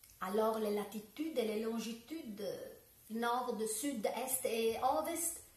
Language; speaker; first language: French; non-native, learner; Italian